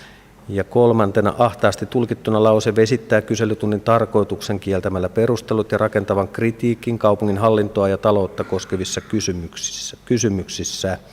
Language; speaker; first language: Finnish; native; Finnish